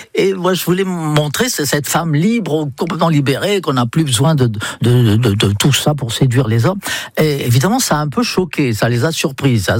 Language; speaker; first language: French; non-native, fluent; English